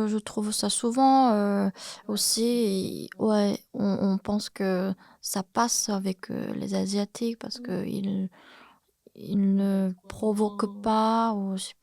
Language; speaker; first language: French; non-native, fluent; Korean